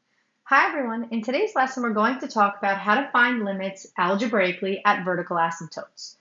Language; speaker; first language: English; native; English